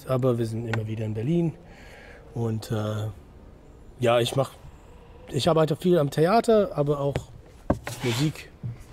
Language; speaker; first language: German; non-native, fluent; English